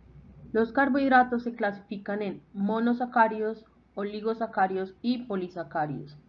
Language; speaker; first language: Spanish; native; Spanish